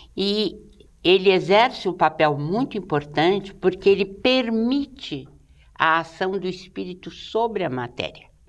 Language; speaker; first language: Portuguese; native; Portuguese